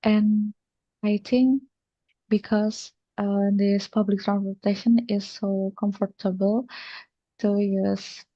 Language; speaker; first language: English; non-native, learner; Indonesian